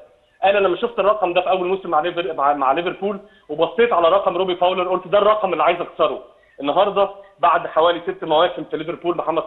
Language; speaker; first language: Arabic; native; Arabic